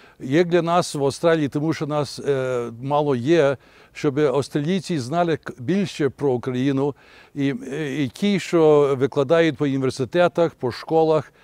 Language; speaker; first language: Ukrainian; early bilingual, heritage; Ukrainian